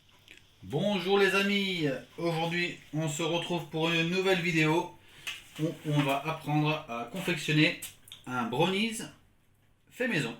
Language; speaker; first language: French; native; French